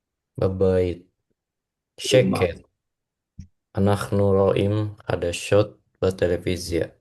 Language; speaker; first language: Hebrew; non-native, learner; Indonesian